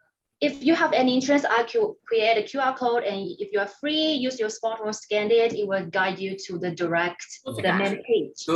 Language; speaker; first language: English; non-native, fluent; Chinese